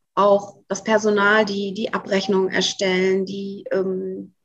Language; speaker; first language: German; native; German